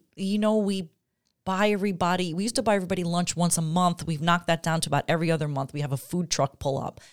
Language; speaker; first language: English; native; English